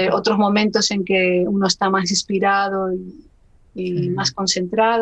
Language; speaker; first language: Spanish; native; Spanish